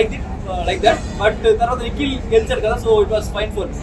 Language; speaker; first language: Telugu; non-native, local second language; Kannada